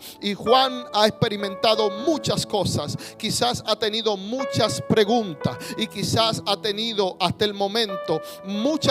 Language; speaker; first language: Spanish; native; Spanish